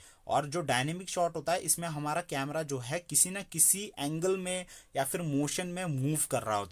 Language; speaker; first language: Hindi; native; Hindi